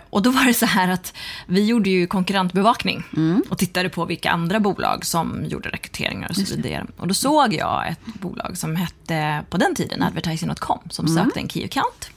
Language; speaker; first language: Swedish; native; Swedish